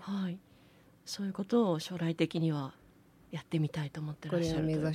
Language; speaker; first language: Japanese; native; Japanese